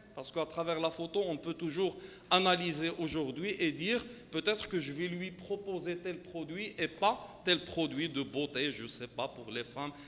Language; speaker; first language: French; non-native, local second language; Arabic